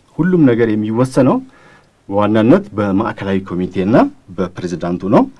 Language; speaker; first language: Amharic; non-native, local second language; Oromo